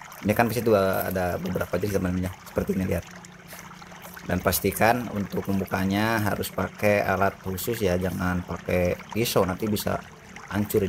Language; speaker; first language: Indonesian; native; Indonesian